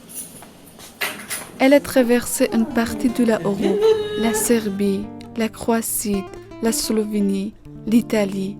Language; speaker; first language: French; non-native, learner; Persian